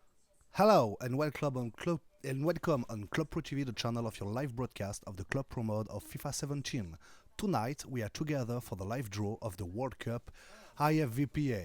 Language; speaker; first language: English; non-native, learner; French